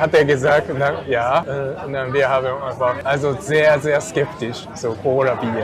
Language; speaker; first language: German; non-native, learner; Japanese